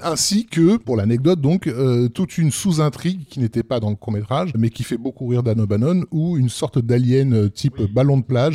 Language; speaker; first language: French; native; French